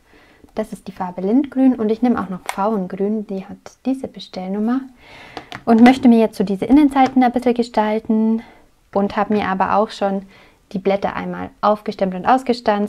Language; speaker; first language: German; native; German